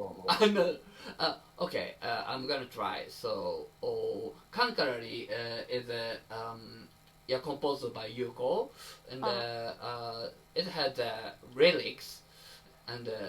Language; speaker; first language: English; non-native, learner; Japanese